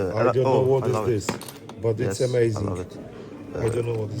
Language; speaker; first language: English; non-native, learner; Polish